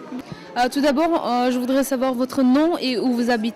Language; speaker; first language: French; non-native, fluent; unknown